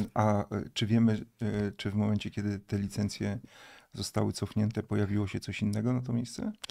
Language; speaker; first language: Polish; native; Polish